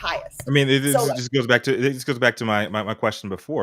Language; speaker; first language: English; native; English